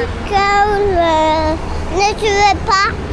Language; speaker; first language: French; early bilingual, other home language; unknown